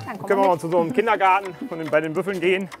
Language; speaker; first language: German; native; German